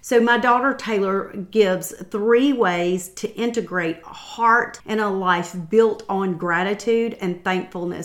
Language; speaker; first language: English; native; English